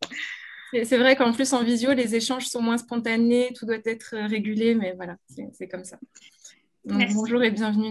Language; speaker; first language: French; native; French